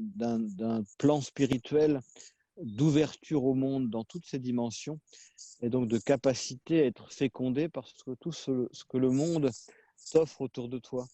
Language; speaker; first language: French; native; French